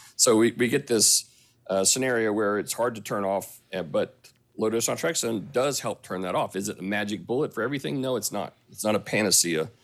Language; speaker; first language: English; native; English